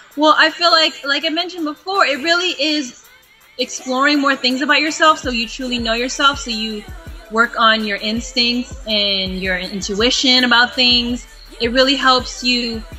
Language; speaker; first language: English; native; English